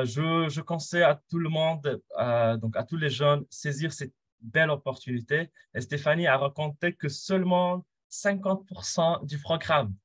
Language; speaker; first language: French; non-native, fluent; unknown